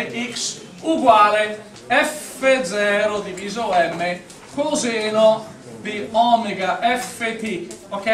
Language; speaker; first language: Italian; native; Italian